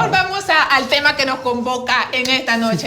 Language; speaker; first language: Spanish; native; Spanish